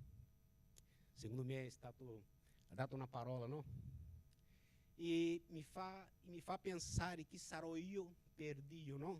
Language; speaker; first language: Italian; non-native, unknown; Portuguese